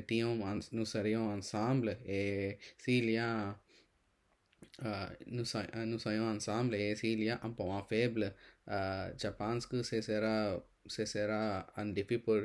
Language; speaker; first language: French; non-native, learner; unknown